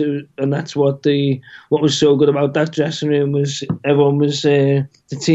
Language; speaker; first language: English; native; English